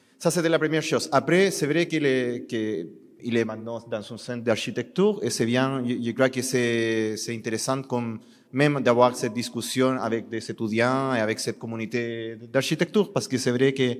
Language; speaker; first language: French; non-native, learner; Spanish